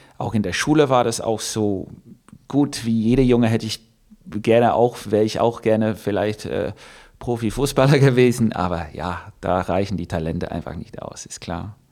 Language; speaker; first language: German; non-native, fluent; English